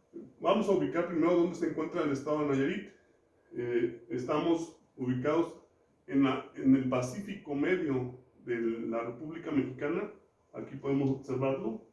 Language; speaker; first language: Spanish; native; Spanish